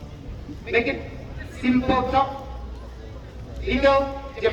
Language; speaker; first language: English; non-native, learner; Indonesian